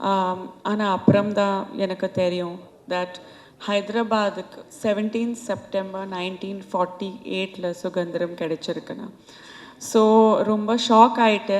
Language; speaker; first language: Tamil; non-native, fluent; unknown